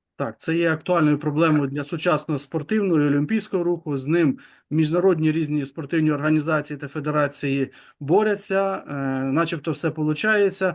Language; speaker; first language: Ukrainian; native; Ukrainian